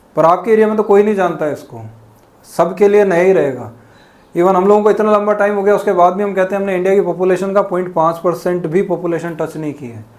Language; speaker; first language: Hindi; native; Hindi